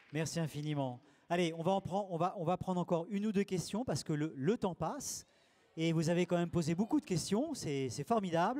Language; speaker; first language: French; native; French